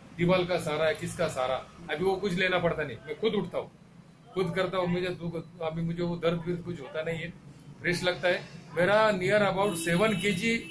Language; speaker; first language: Hindi; non-native, local second language; Marathi